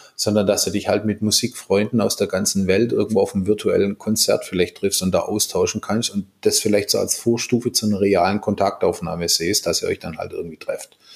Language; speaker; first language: German; native; German